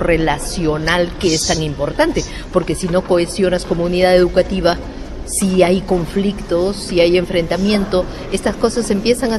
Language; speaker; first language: Spanish; native; Spanish